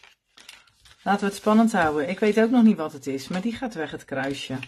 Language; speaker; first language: Dutch; native; Dutch